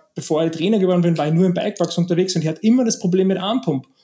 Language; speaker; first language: German; native; German